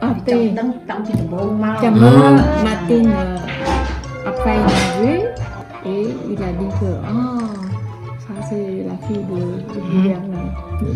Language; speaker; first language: French; non-native, fluent; Khmer